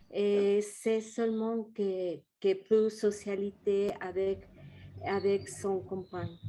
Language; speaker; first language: French; non-native, learner; Spanish